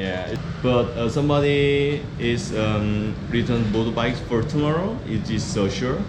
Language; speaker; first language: English; non-native, learner; Korean